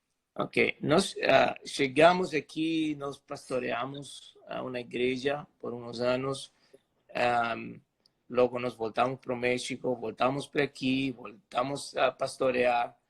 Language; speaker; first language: Portuguese; non-native, fluent; Spanish